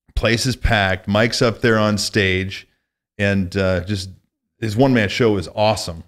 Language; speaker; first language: English; native; English